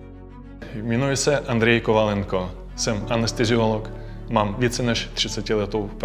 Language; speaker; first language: Czech; non-native, fluent; Russian